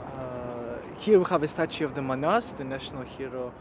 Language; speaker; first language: English; non-native, fluent; Russian